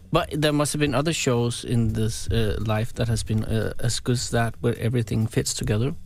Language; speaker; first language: English; non-native, fluent; Danish